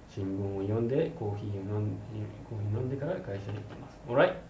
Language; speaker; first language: Japanese; non-native, learner; Malay